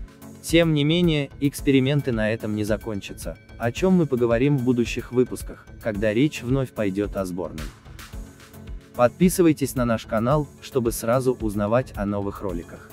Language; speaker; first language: Russian; native; Russian